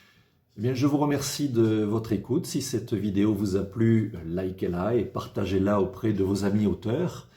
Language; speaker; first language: French; native; French